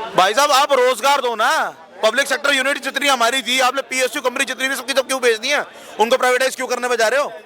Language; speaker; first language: Hindi; native; Hindi